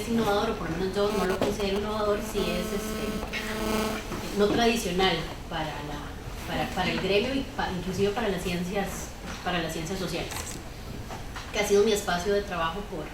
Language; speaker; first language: Spanish; native; Spanish